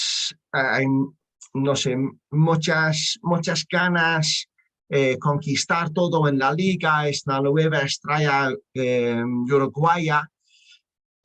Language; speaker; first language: Spanish; non-native, learner; English